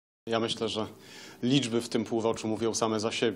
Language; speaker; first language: Polish; native; Polish